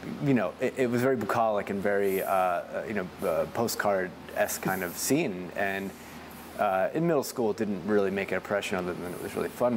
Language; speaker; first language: English; native; English